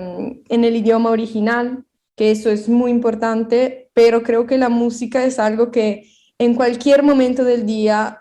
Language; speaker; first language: Spanish; non-native, fluent; Italian